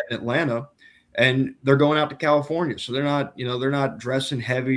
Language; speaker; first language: English; native; English